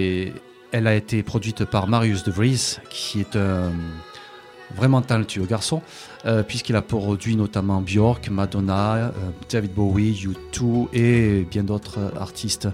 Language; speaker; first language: French; native; French